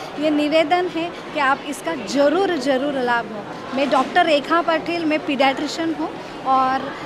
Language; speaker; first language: Hindi; non-native, local second language; Marathi